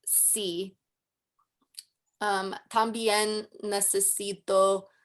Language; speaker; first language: Spanish; non-native, learner; English